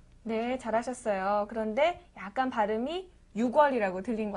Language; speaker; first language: Korean; native; Korean